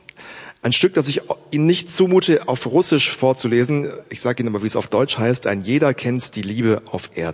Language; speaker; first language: German; native; German